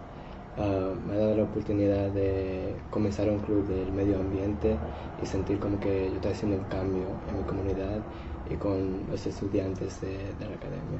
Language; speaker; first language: Spanish; early bilingual, heritage; Spanish